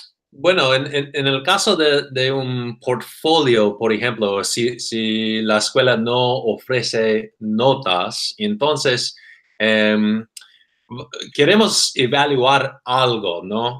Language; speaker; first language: Spanish; non-native, fluent; English